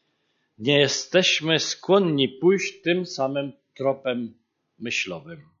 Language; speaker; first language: Polish; native; Polish